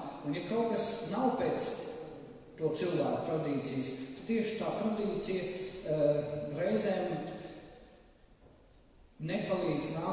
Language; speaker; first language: Latvian; native; Latvian